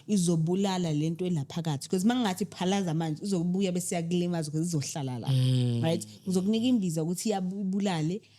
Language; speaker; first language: Zulu; native; Zulu